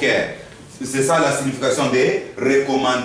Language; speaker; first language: French; non-native, fluent; Korean